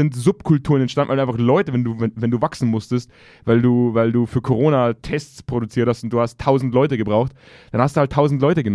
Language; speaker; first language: German; native; German